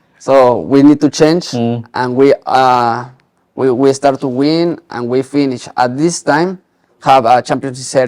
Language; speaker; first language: English; non-native, learner; Spanish